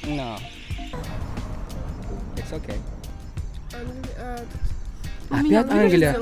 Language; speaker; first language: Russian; non-native, local second language; Uzbek